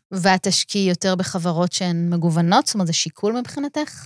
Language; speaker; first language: Hebrew; native; Hebrew